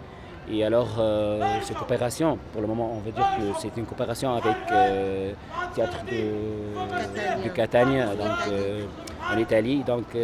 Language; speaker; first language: French; non-native, local second language; Arabic